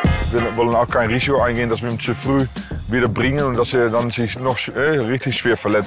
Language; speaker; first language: German; native; German